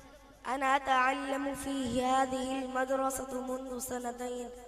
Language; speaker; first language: Arabic; non-native, learner; Urdu